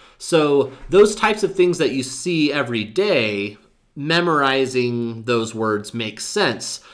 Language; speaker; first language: English; native; English